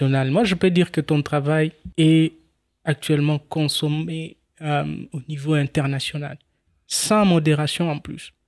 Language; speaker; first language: French; non-native, local second language; Swahili